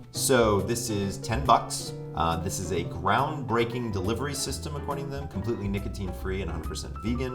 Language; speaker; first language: English; native; English